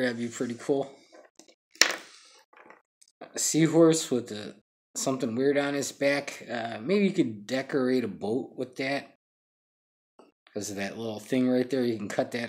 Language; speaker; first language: English; native; English